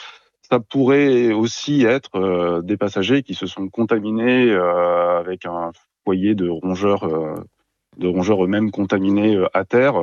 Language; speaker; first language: French; native; French